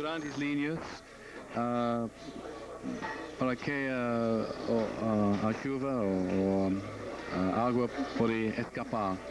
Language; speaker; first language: Portuguese; non-native, learner; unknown